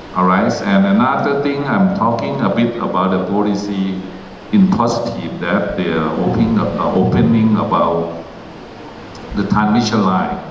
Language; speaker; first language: English; non-native, learner; Thai